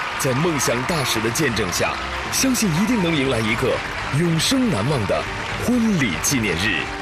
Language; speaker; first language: Chinese; native; Chinese